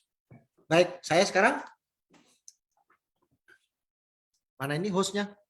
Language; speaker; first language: Indonesian; native; Indonesian